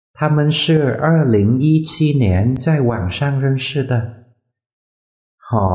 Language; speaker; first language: Chinese; non-native, learner; Vietnamese